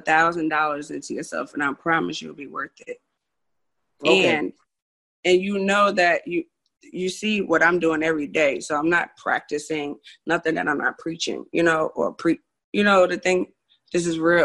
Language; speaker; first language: English; native; English